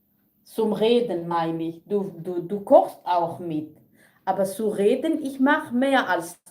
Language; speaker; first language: German; non-native, learner; Kurdish